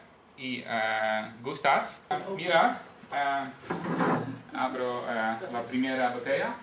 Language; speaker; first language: Spanish; non-native, learner; Dutch